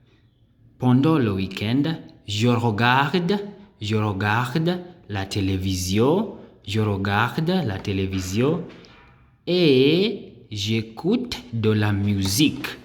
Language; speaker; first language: French; non-native, learner; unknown